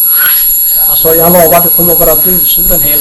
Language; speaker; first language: Swedish; native; Swedish